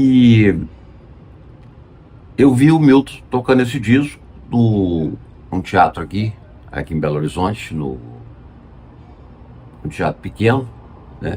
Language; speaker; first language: Portuguese; native; Portuguese